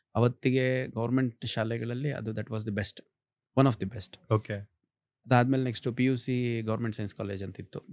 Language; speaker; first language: Kannada; native; Kannada